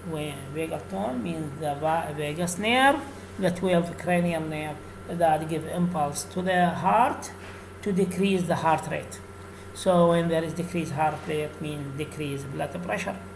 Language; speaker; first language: English; non-native, fluent; Arabic